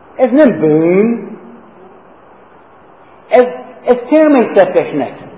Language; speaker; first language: Hungarian; non-native, fluent; English